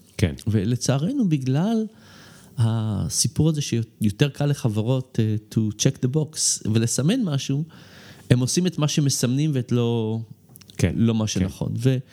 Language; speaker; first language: Hebrew; native; Hebrew